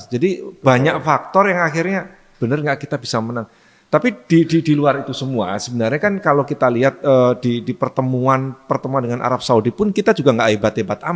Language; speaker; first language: Indonesian; native; Indonesian